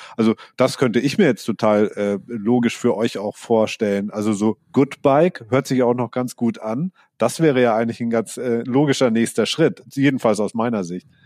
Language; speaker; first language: German; native; German